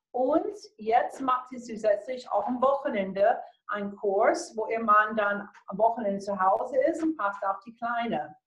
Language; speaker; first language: German; non-native, fluent; English